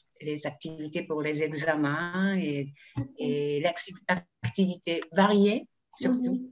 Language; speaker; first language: French; non-native, learner; Japanese